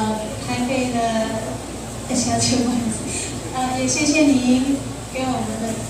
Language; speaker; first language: Chinese; non-native, learner; Indonesian